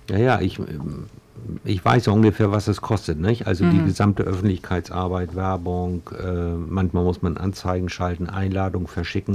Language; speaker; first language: German; native; German